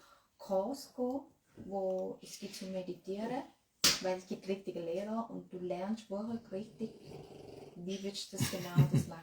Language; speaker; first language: German; non-native, learner; Thai